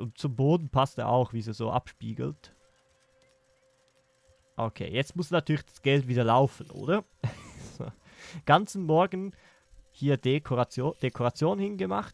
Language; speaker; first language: German; native; German